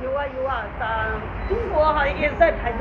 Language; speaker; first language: Chinese; native; Chinese